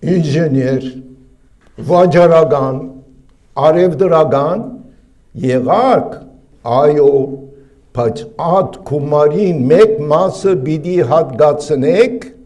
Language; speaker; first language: Armenian; native; Armenian